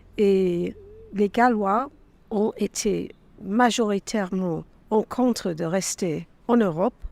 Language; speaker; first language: French; non-native, fluent; English